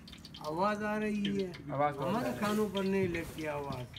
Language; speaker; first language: Hindi; non-native, local second language; Pashto